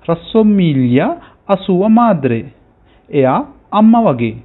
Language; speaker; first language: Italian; non-native, fluent; Sinhala